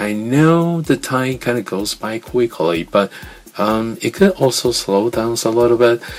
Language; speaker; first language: English; non-native, fluent; Chinese